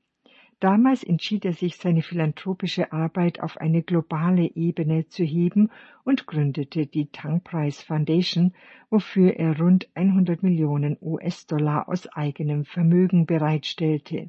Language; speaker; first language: German; native; German